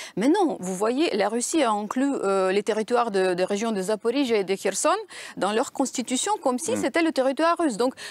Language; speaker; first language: French; non-native, fluent; Ukrainian